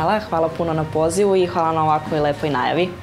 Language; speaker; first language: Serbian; early bilingual, heritage; Serbian